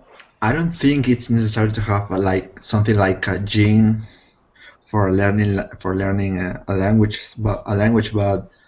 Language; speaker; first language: English; non-native, fluent; Spanish